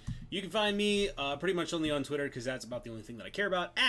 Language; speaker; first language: English; native; English